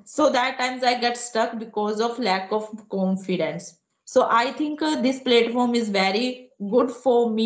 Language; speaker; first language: English; non-native, local second language; Hindi